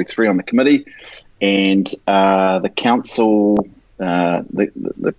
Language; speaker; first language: English; native; English